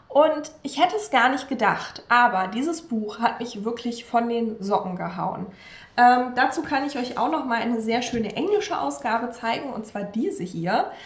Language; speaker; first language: German; native; German